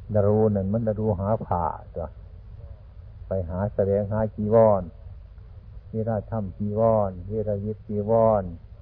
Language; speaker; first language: Thai; non-native, local second language; Northeastern Thai